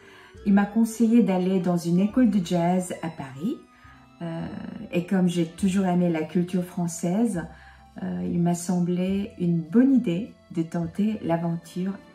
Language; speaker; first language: French; non-native, fluent; Korean